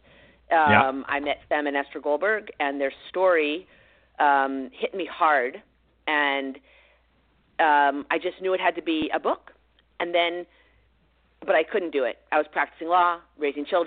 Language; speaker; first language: English; native; English